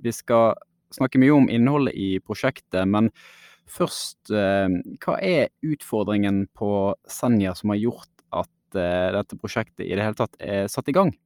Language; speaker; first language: Norwegian; native; Norwegian